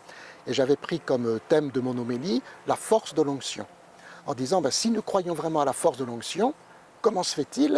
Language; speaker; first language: French; native; French